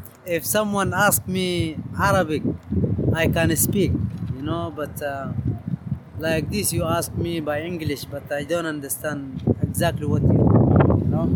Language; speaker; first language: English; non-native, learner; Arabic